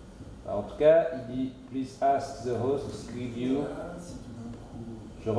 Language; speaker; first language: French; native; French